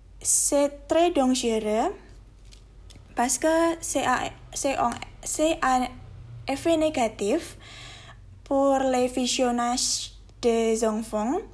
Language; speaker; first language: French; non-native, learner; Indonesian